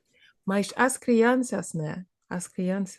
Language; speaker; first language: Portuguese; non-native, fluent; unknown